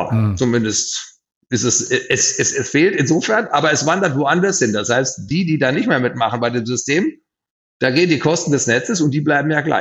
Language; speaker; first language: German; native; German